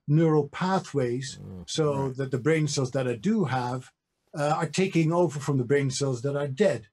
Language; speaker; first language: English; non-native, fluent; Dutch